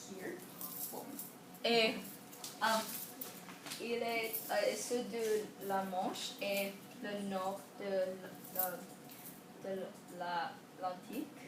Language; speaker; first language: French; non-native, learner; English